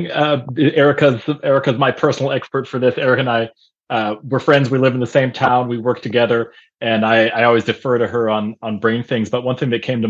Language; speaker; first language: English; non-native, fluent; German